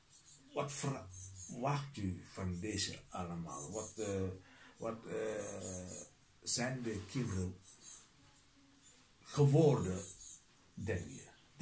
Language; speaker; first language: Dutch; non-native, learner; Indonesian